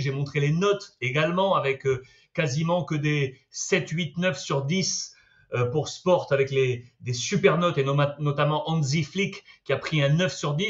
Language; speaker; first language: French; native; French